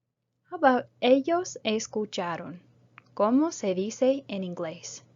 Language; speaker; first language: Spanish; non-native, fluent; English